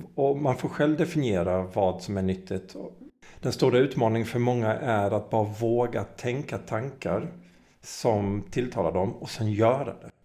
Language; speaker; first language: Swedish; native; Swedish